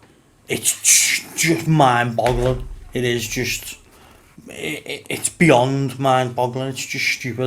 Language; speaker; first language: English; native; English